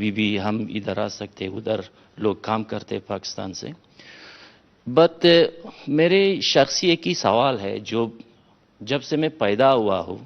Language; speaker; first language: Hindi; non-native, fluent; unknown